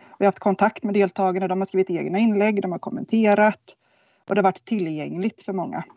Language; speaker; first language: Swedish; native; Swedish